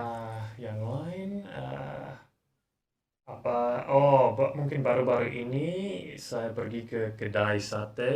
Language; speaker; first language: Indonesian; non-native, learner; English